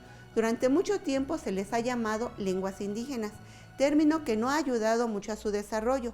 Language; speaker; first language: Spanish; native; Spanish